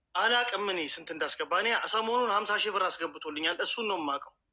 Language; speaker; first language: Amharic; native; Amharic